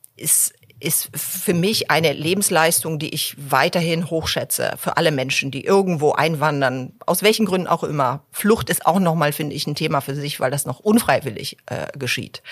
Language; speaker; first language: German; early bilingual, other home language; Polish